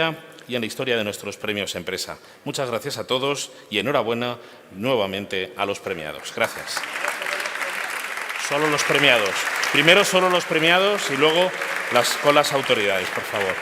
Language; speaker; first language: Spanish; native; Spanish